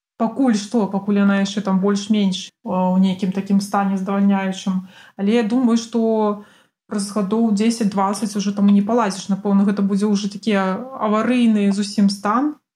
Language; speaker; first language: Belarusian; non-native, local second language; Russian